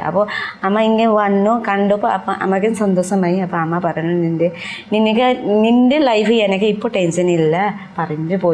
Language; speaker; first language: Malayalam; non-native, learner; Nepali